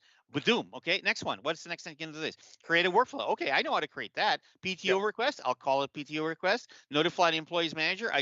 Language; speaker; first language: English; native; English